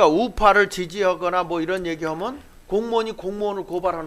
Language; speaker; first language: Korean; native; Korean